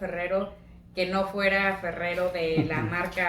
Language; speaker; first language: Spanish; native; Spanish